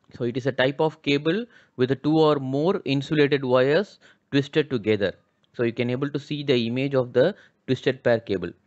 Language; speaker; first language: English; non-native, local second language; Tamil